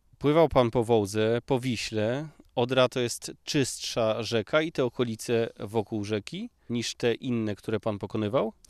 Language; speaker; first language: Polish; native; Polish